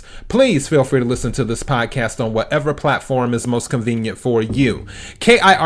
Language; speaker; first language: English; native; English